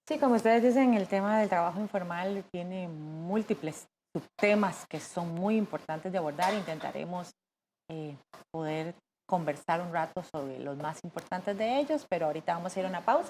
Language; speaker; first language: Spanish; native; Spanish